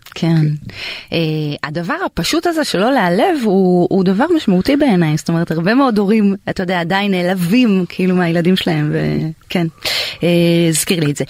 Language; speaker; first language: Hebrew; native; Hebrew